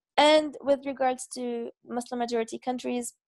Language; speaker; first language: English; non-native, fluent; Arabic